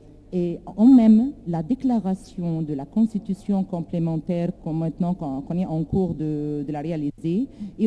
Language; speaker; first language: French; non-native, learner; Arabic